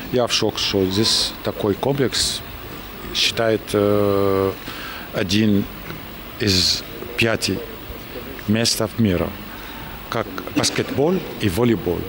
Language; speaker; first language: Russian; non-native, learner; Arabic